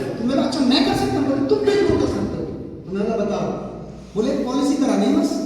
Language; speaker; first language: Hindi; native; Hindi